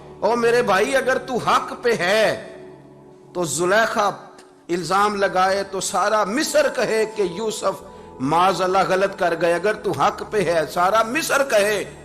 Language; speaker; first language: Urdu; non-native, local second language; Punjabi